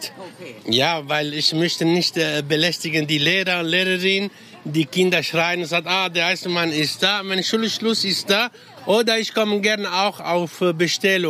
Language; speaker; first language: German; non-native, fluent; Italian